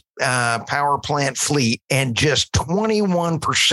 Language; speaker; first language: English; native; English